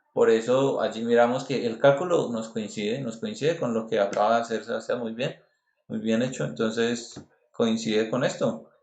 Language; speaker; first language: Spanish; native; Spanish